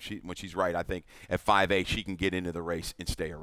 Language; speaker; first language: English; native; English